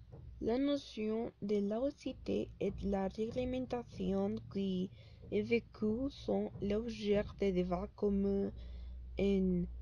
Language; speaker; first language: French; non-native, learner; Spanish